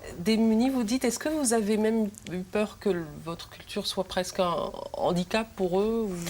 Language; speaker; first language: French; native; French